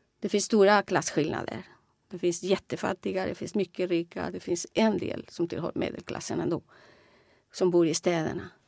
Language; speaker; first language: Swedish; non-native, fluent; Spanish